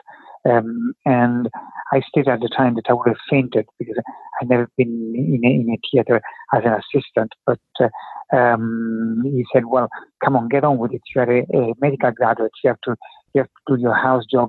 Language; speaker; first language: English; non-native, fluent; Italian